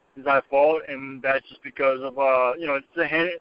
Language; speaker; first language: English; native; English